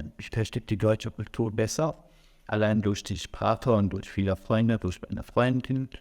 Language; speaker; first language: German; non-native, fluent; Arabic